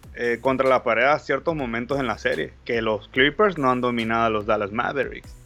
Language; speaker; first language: Spanish; native; Spanish